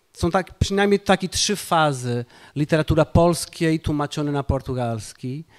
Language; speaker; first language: Polish; non-native, fluent; Portuguese